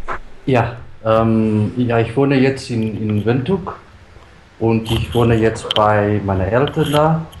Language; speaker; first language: German; non-native, local second language; Afrikaans